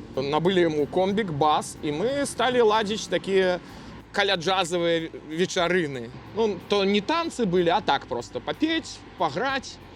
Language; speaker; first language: Belarusian; non-native, local second language; Russian